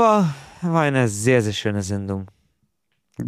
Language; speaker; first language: German; non-native, fluent; Hungarian